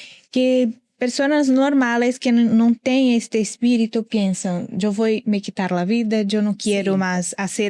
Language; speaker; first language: Portuguese; non-native, learner; Spanish